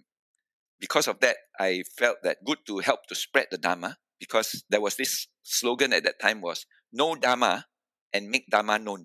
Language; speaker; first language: English; non-native, local second language; Min Nan Chinese